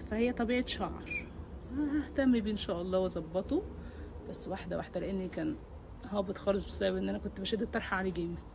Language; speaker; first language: Arabic; native; Arabic